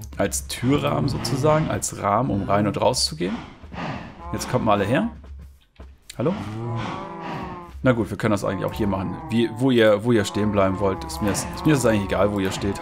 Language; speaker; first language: German; native; German